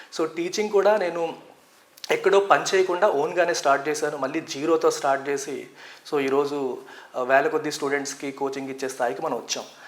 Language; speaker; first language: Telugu; native; Telugu